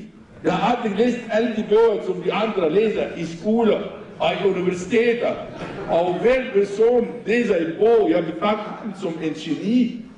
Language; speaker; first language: Danish; non-native, fluent; Arabic